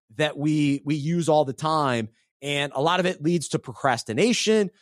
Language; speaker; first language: English; native; English